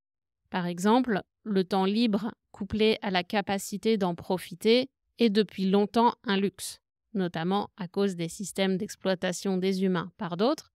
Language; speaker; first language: French; native; French